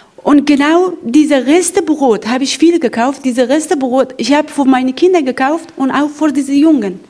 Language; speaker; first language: German; non-native, learner; Persian